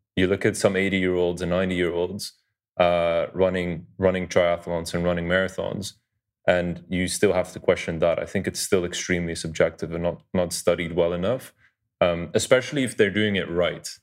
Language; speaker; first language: English; early bilingual, other home language; Dutch